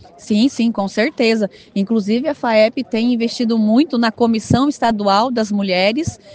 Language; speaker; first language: Portuguese; native; Portuguese